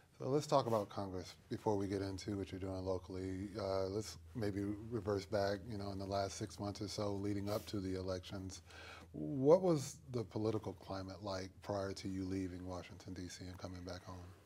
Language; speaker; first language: English; native; English